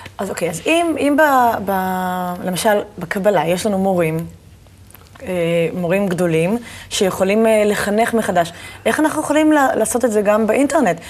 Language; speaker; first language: Hebrew; native; Hebrew